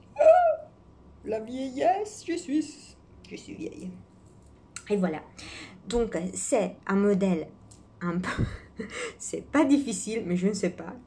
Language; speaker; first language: French; non-native, fluent; Italian